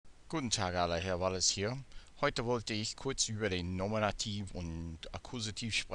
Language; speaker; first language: German; non-native, fluent; English